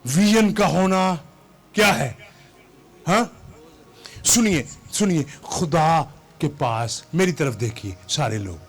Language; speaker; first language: Urdu; non-native, local second language; Punjabi